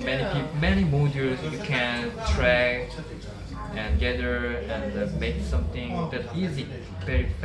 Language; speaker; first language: English; non-native, learner; Korean